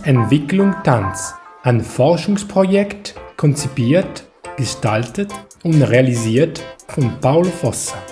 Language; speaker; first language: German; non-native, fluent; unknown